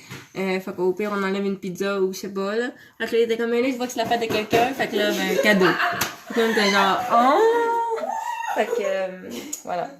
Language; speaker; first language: French; native; French